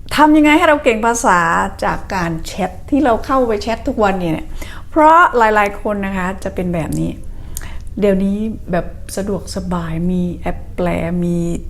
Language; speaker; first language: Thai; native; Thai